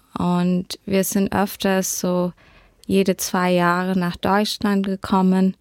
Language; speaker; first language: German; early bilingual, heritage; German